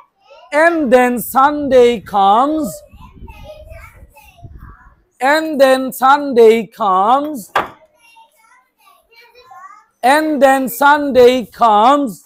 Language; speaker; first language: English; non-native, learner; Bangla